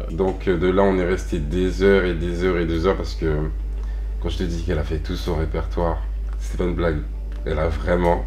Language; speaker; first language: French; native; French